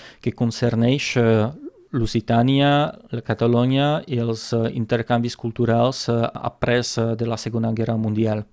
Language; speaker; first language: Catalan; non-native, fluent; Czech